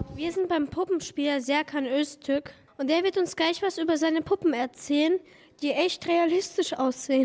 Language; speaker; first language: German; native; German